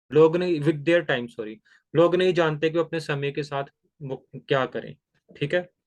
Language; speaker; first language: Hindi; non-native, local second language; Punjabi